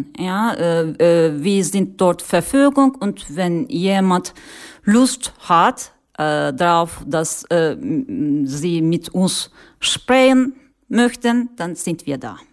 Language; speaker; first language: German; non-native, learner; Turkish